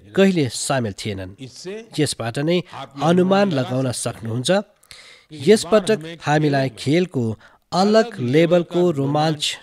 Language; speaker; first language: Nepali; native; Nepali